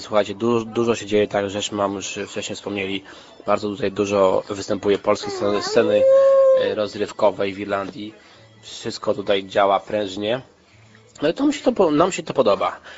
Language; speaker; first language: Polish; native; Polish